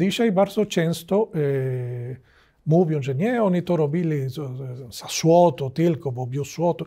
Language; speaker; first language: Polish; non-native, learner; Spanish